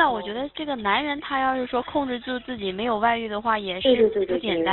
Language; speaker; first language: Chinese; native; Chinese